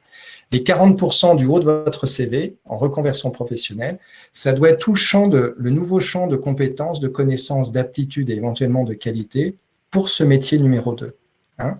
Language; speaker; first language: French; native; French